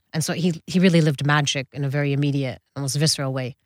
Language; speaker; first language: English; early bilingual, other home language; Dutch